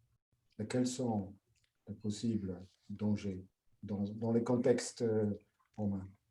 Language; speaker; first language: French; non-native, fluent; Polish